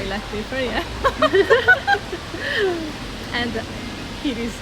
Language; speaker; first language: English; non-native, learner; Hungarian